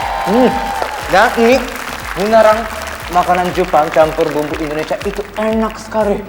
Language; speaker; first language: Indonesian; non-native, fluent; Japanese